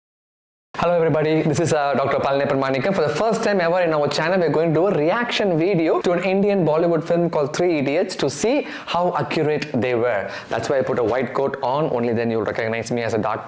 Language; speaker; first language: English; non-native, local second language; Tamil